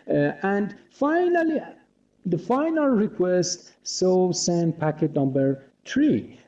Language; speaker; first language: English; non-native, fluent; Persian